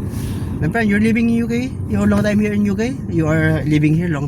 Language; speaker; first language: English; non-native, local second language; Filipino